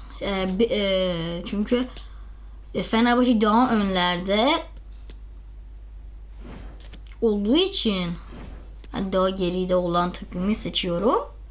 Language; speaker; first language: Turkish; non-native, learner; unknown